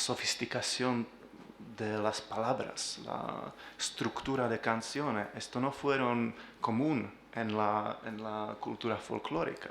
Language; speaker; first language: Spanish; non-native, learner; Czech